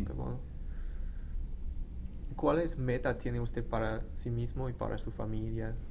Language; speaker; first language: Spanish; non-native, fluent; English